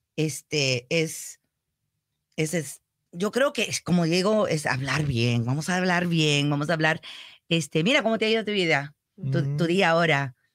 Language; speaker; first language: Spanish; early bilingual, heritage; Spanish